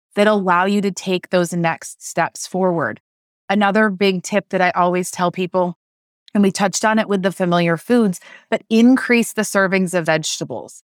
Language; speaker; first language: English; native; English